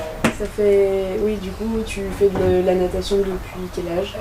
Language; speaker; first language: French; native; French